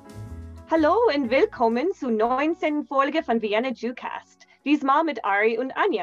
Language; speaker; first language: German; non-native, fluent; English